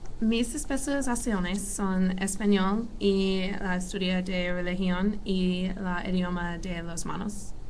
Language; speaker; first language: Spanish; non-native, learner; English